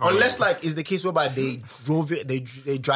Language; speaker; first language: English; non-native, local second language; Yoruba